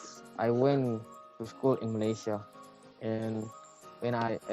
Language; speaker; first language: English; non-native, learner; Indonesian